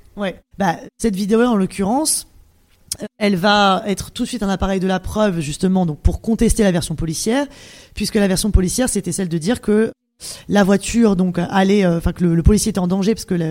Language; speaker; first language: French; native; French